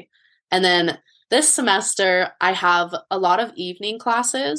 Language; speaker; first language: English; native; English